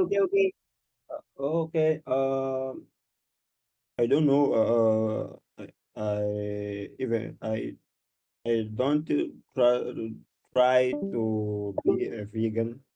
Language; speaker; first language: English; non-native, learner; Portuguese